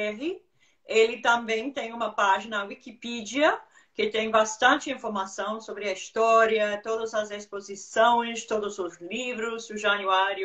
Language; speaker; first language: Portuguese; non-native, fluent; English